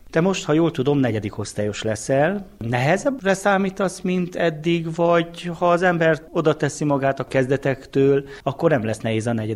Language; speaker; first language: Hungarian; native; Hungarian